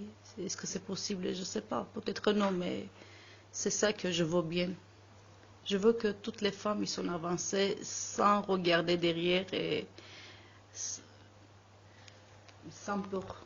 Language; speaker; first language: French; non-native, learner; Armenian